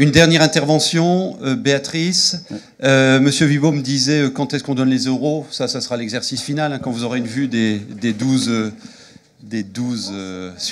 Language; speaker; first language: French; native; French